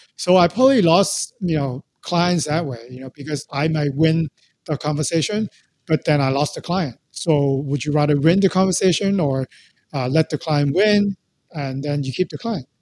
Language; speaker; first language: English; non-native, local second language; Cantonese